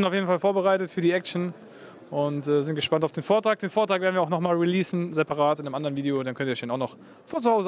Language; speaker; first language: German; native; German